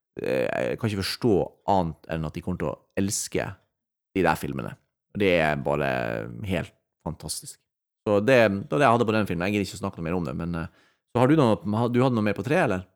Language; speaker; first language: Norwegian; native; Norwegian